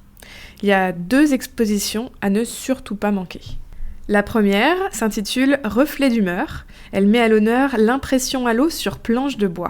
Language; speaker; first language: French; native; French